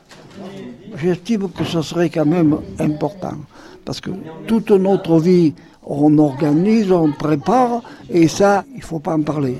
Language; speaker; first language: French; native; French